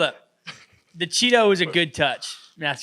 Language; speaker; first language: English; native; English